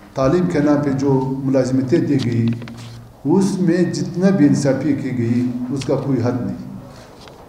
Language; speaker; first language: Urdu; non-native, local second language; Baluchi